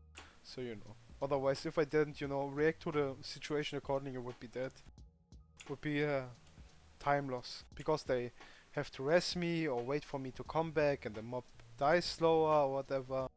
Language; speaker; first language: English; non-native, fluent; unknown